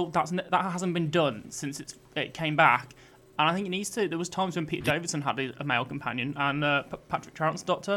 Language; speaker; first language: English; native; English